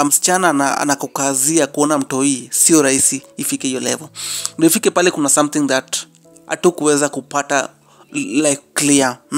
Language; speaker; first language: Swahili; non-native, local second language; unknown